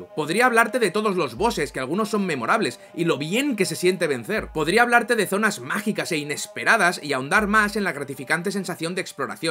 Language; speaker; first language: Spanish; native; Spanish